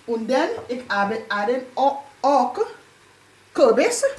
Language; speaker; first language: German; non-native, learner; English